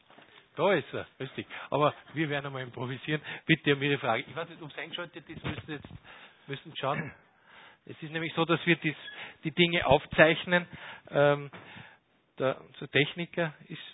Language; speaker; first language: German; native; German